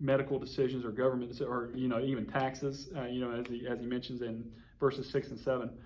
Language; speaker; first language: English; native; English